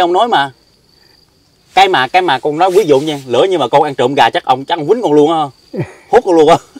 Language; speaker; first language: Vietnamese; native; Vietnamese